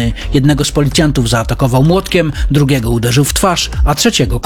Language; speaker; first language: Polish; native; Polish